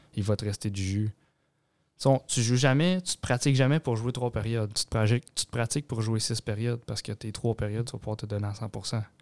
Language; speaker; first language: French; native; French